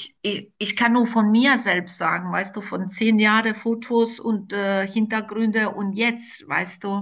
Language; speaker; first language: German; non-native, fluent; Croatian